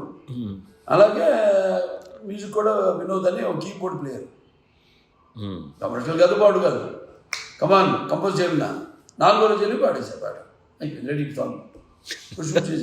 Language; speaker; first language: Telugu; native; Telugu